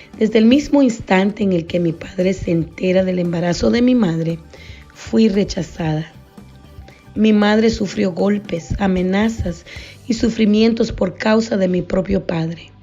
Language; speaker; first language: Spanish; native; Spanish